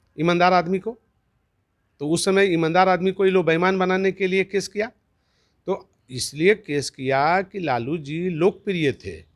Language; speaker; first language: Hindi; native; Hindi